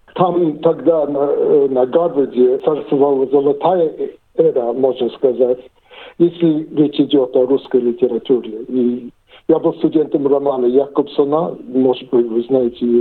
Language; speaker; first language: Russian; non-native, fluent; English